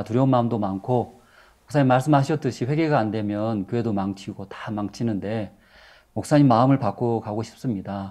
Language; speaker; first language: Korean; native; Korean